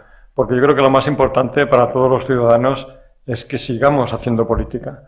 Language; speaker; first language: Spanish; native; Spanish